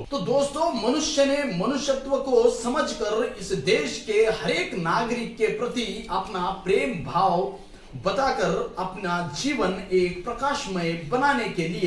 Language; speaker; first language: Hindi; native; Hindi